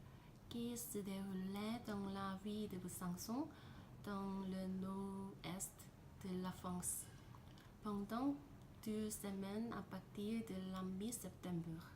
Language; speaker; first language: French; non-native, learner; Korean